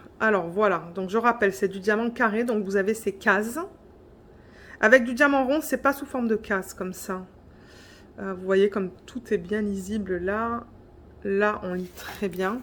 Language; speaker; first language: French; native; French